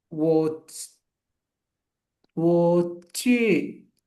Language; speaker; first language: Chinese; non-native, learner; Indonesian